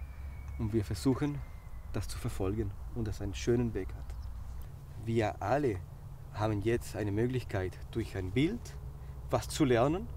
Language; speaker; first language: German; native; German